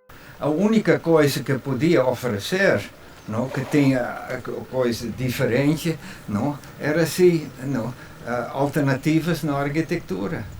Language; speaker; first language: Portuguese; non-native, fluent; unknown